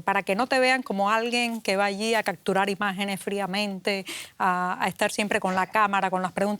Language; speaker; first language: Spanish; native; Spanish